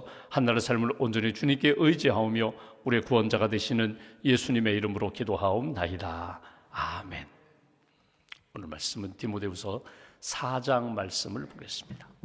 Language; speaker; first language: Korean; native; Korean